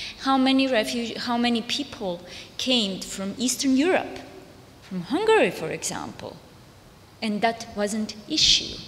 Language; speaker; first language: English; non-native, fluent; Serbian